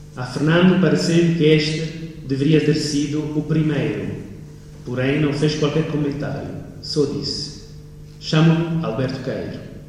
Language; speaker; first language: Portuguese; non-native, fluent; Italian